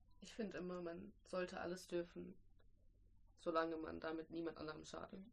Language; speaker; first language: German; early bilingual, other home language; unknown